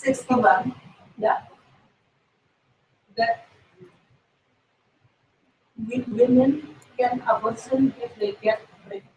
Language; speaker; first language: English; non-native, learner; Indonesian